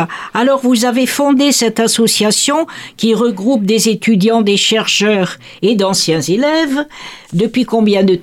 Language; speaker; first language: French; native; French